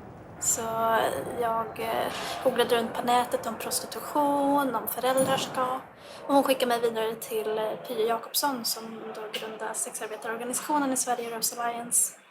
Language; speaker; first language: Swedish; native; Swedish